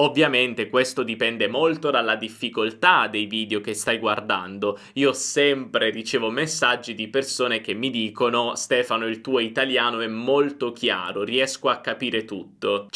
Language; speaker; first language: Italian; native; Italian